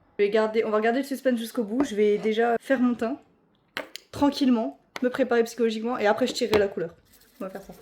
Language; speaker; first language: French; native; French